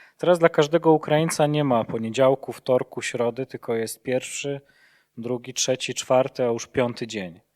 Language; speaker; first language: Polish; native; Polish